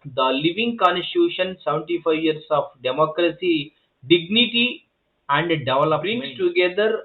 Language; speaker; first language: English; non-native, local second language; Telugu